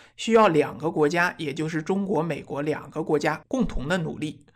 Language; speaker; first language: Chinese; native; Chinese